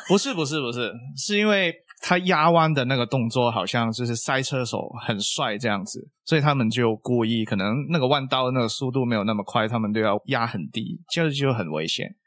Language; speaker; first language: Chinese; non-native, local second language; Cantonese